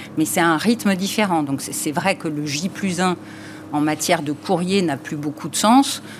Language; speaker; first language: French; native; French